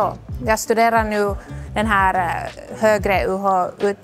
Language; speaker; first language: Swedish; non-native, local second language; Finnish